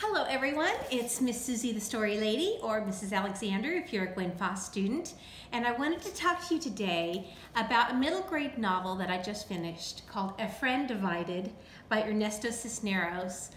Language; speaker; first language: English; native; English